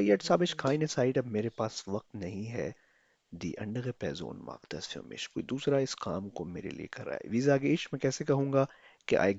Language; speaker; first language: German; non-native, fluent; Urdu